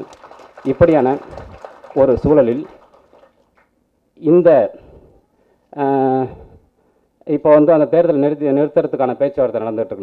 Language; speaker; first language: Tamil; native; Tamil